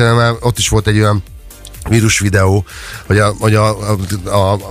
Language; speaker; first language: Hungarian; native; Hungarian